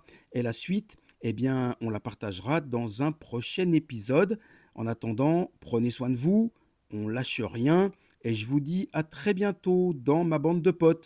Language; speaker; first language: French; native; French